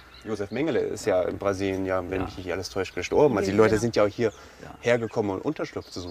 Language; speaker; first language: German; native; German